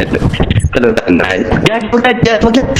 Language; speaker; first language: Filipino; native; Filipino